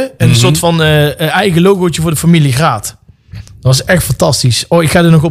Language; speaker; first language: Dutch; native; Dutch